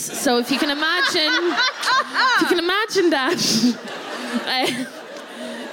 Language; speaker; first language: English; native; English